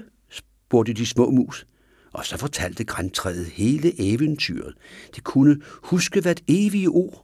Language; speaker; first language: Danish; native; Danish